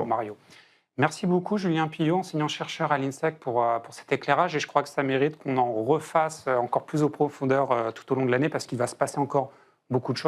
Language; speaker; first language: French; native; French